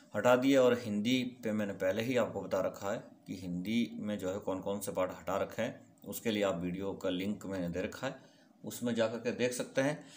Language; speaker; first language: Hindi; native; Hindi